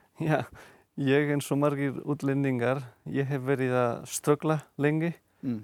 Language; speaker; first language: Icelandic; non-native, fluent; Catalan